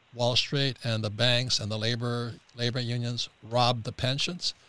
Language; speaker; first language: English; native; English